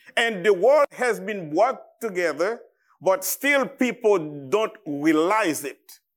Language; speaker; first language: English; non-native, fluent; Haitian Creole